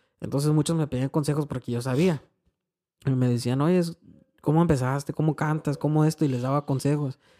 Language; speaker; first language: Spanish; early bilingual, heritage; Spanish